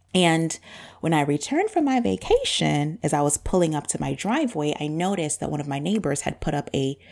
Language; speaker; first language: English; non-native, local second language; Bemba